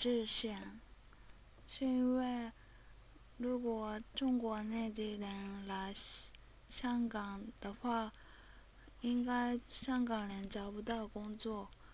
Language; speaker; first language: Chinese; non-native, learner; Japanese